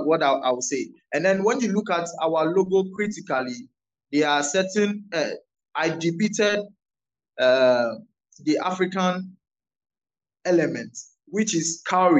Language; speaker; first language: English; non-native, local second language; Ewe